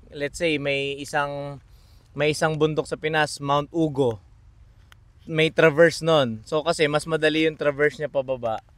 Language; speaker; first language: Filipino; native; Filipino